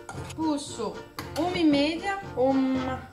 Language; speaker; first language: Portuguese; non-native, learner; Danish